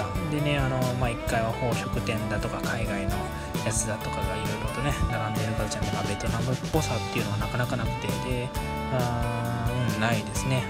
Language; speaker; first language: Japanese; native; Japanese